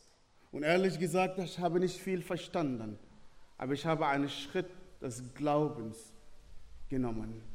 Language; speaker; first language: German; non-native, fluent; Arabic